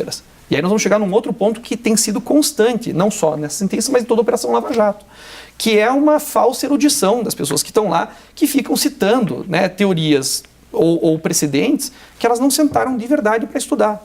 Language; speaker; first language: Portuguese; native; Portuguese